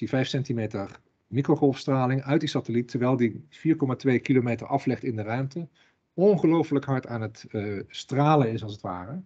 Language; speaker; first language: Dutch; native; Dutch